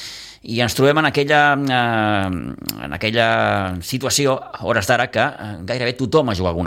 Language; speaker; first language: Catalan; native; Catalan